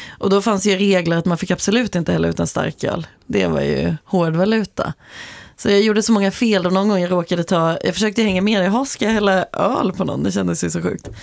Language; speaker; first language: Swedish; native; Swedish